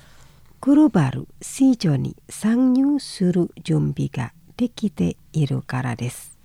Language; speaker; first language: Japanese; non-native, fluent; Indonesian